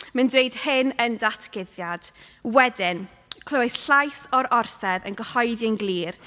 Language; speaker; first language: Welsh; non-native, local second language; English